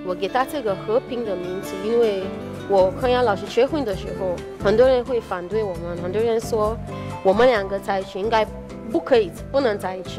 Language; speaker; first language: Chinese; non-native, fluent; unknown